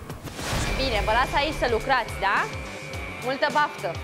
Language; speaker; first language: Romanian; native; Romanian